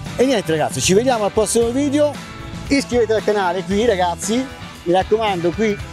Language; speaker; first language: Italian; native; Italian